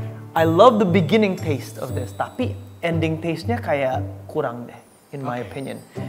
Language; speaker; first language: English; early bilingual, other home language; Indonesian